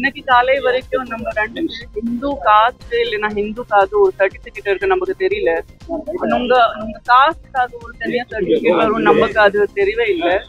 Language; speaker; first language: Tamil; non-native, fluent; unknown